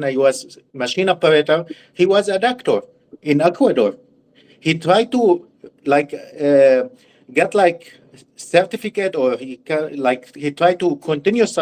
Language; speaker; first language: English; non-native, learner; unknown